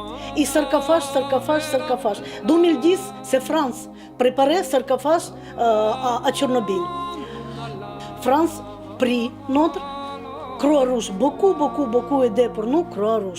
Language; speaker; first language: French; non-native, learner; Russian